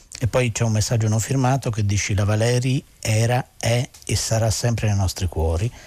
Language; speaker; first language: Italian; native; Italian